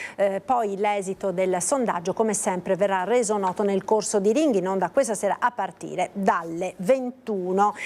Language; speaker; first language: Italian; native; Italian